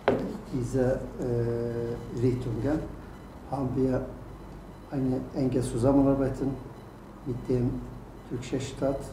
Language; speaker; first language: German; non-native, learner; Turkish